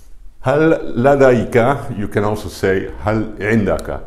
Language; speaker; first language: Arabic; non-native, fluent; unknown